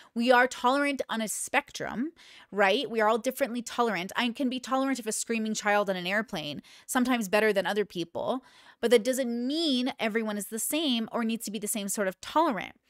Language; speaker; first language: English; native; English